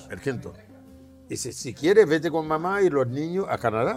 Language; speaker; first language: Spanish; non-native, fluent; Haitian Creole